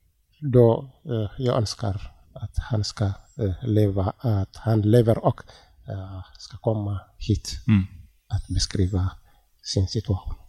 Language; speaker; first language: Swedish; non-native, learner; Tigrinya